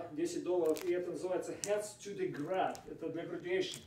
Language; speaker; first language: Russian; native; Russian